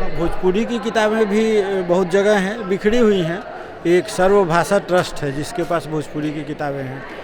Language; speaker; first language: Hindi; non-native, local second language; Bhojpuri